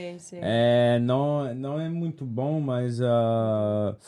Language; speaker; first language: Portuguese; non-native, fluent; French